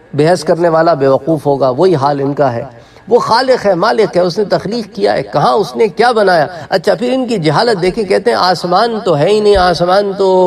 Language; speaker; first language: Urdu; non-native, local second language; Punjabi